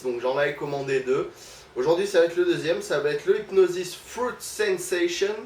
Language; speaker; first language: French; native; French